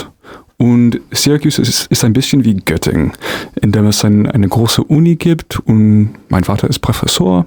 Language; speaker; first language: German; non-native, fluent; English